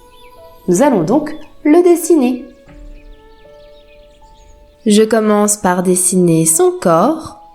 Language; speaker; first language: French; native; French